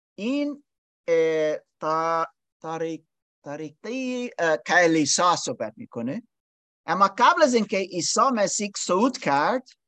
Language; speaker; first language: Persian; non-native, learner; English